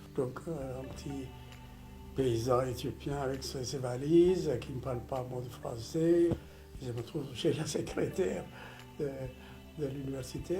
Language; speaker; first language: French; non-native, fluent; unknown